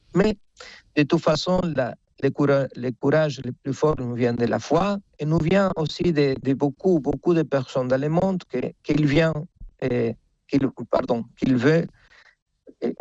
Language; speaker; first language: French; non-native, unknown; Spanish